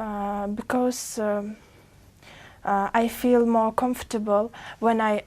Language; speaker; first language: English; non-native, learner; Uzbek